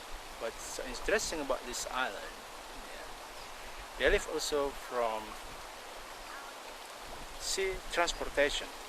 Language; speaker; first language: English; non-native, local second language; Indonesian